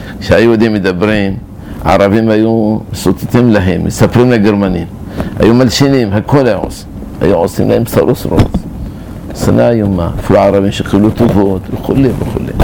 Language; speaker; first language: Hebrew; early bilingual, other home language; Arabic